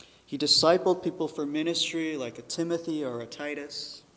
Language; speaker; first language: English; early bilingual, other home language; Chinese